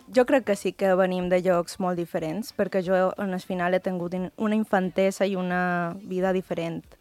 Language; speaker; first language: Catalan; early bilingual, other home language; Spanish